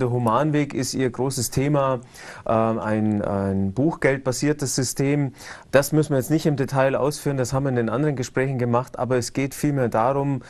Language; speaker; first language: German; native; German